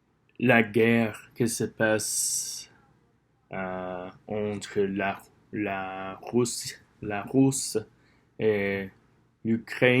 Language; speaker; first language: French; non-native, learner; English